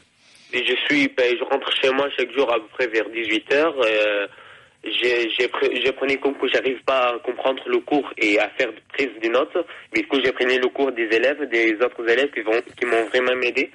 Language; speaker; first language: French; non-native, fluent; Arabic